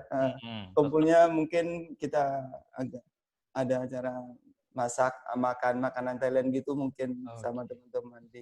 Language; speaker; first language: Indonesian; non-native, fluent; Thai